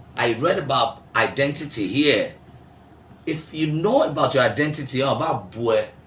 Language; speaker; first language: English; non-native, local second language; Yoruba